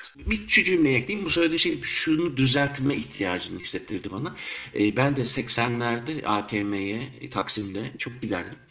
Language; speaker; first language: Turkish; early bilingual, heritage; Turkish